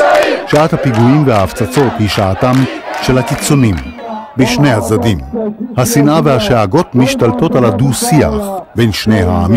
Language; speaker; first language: Hebrew; native; Hebrew